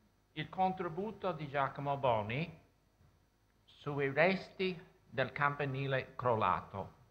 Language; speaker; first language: Italian; non-native, fluent; English